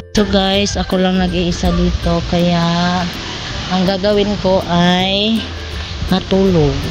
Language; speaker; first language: Filipino; non-native, local second language; Cebuano